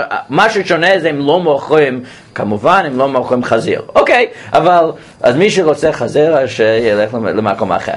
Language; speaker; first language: Hebrew; non-native, fluent; English